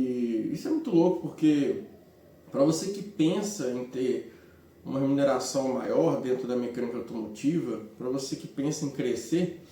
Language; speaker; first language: Portuguese; native; Portuguese